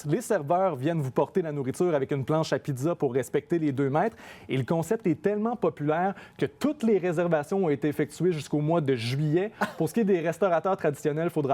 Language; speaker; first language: French; native; French